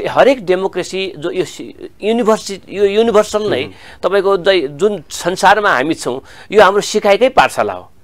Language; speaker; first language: Nepali; native; Nepali